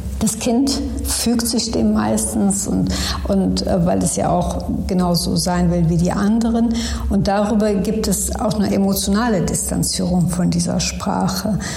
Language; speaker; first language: German; early bilingual, other home language; Turkish